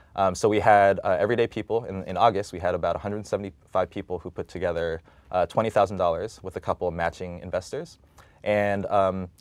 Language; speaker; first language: English; native; English